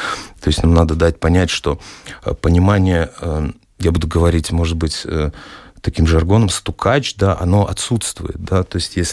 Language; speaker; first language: Russian; native; Russian